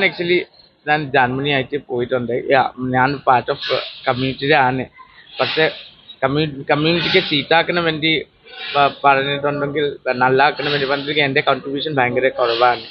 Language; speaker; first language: Malayalam; non-native, local second language; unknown